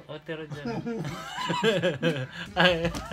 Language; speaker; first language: Japanese; non-native, local second language; Filipino